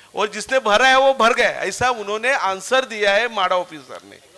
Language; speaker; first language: Hindi; non-native, local second language; Marathi